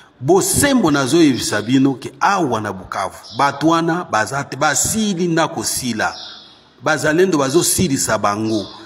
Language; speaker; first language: Lingala; non-native, local second language; Swahili